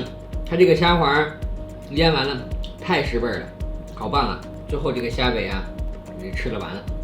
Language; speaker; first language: Chinese; native; Chinese